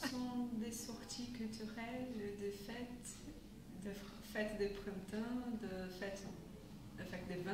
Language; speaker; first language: French; non-native, fluent; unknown